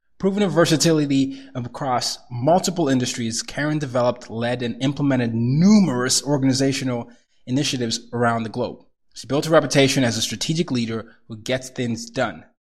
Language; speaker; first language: English; non-native, local second language; Yoruba